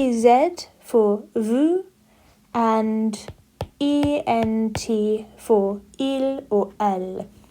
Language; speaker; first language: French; non-native, learner; English